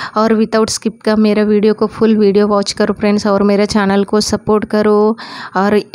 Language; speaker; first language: Hindi; non-native, local second language; Marathi